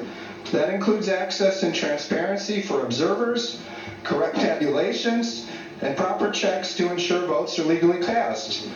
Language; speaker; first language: English; native; English